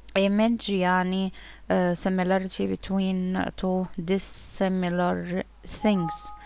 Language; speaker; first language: English; non-native, fluent; Arabic